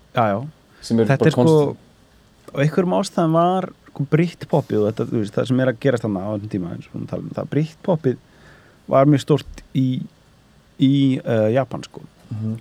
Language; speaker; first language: Icelandic; native; Icelandic